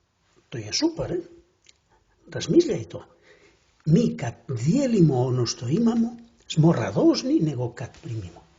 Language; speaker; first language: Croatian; non-native, fluent; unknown